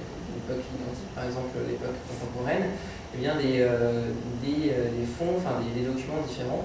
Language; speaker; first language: French; native; French